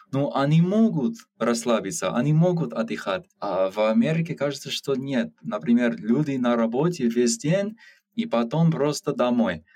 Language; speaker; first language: Russian; non-native, learner; English